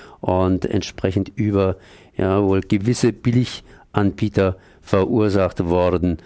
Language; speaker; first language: German; native; German